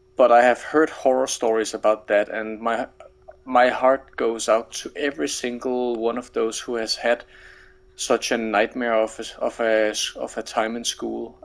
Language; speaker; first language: English; non-native, fluent; Danish